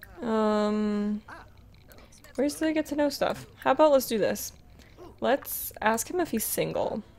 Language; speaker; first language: English; native; English